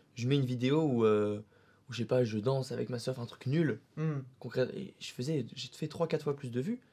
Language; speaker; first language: French; native; French